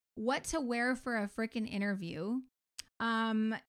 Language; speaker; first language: English; native; English